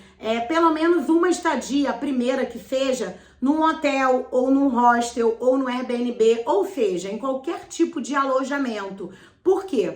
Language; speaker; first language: Portuguese; native; Portuguese